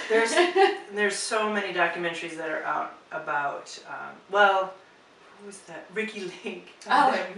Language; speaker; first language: English; native; English